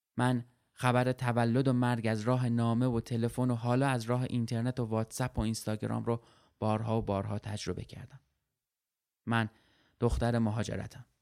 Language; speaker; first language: Persian; early bilingual, other home language; Arabic